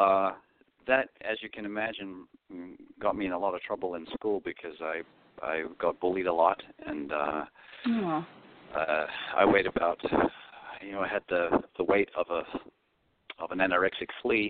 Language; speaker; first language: English; non-native, local second language; Greek